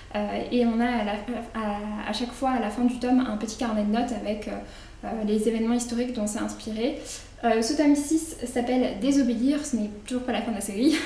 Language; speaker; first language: French; native; French